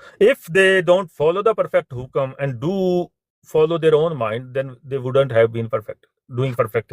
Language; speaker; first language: English; non-native, fluent; Punjabi